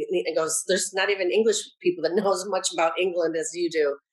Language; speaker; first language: English; native; English